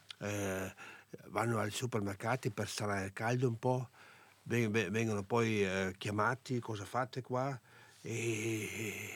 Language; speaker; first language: Italian; non-native, local second language; German